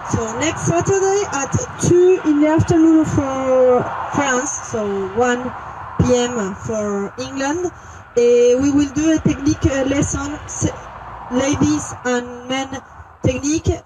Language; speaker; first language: English; non-native, learner; French